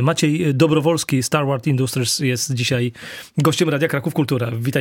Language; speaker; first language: Polish; native; Polish